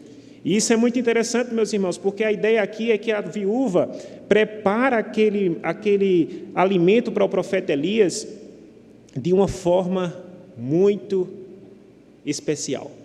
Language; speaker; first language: Portuguese; native; Portuguese